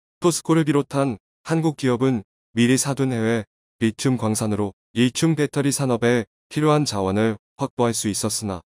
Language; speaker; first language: Korean; native; Korean